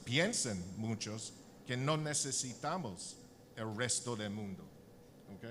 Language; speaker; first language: Spanish; non-native, learner; English